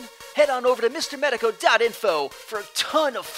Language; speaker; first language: English; native; English